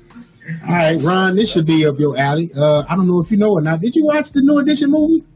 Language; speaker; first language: English; native; English